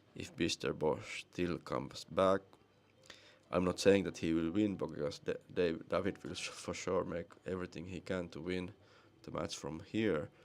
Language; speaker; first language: English; non-native, fluent; Finnish